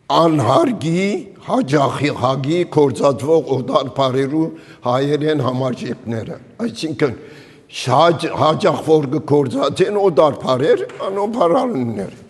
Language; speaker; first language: Armenian; early bilingual, heritage; Armenian